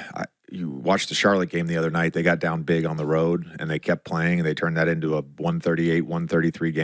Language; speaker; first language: English; native; English